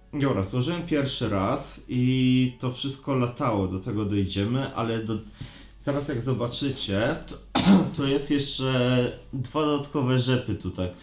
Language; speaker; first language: Polish; native; Polish